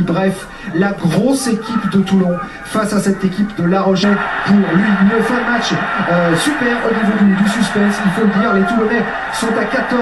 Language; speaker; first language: French; native; French